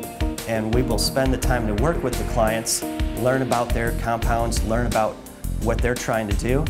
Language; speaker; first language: English; native; English